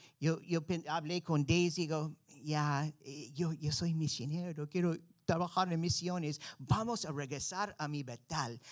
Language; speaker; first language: Spanish; non-native, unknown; English